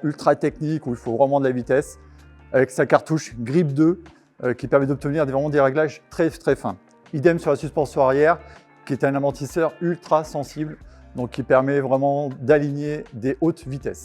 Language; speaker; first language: French; native; French